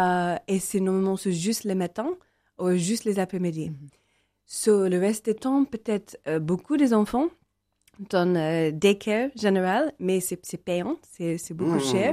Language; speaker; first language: French; non-native, learner; English